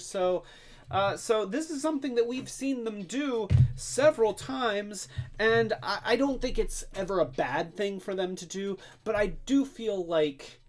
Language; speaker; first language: English; native; English